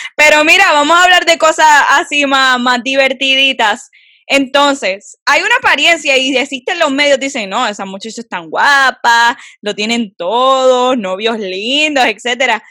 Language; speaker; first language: Spanish; native; Spanish